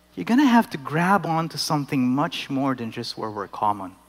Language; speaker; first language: English; non-native, local second language; Filipino